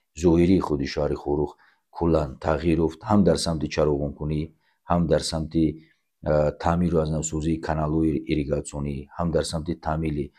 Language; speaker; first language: Tajik; native; Tajik